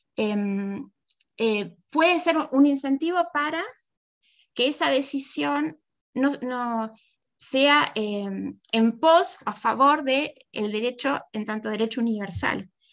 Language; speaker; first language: Spanish; native; Spanish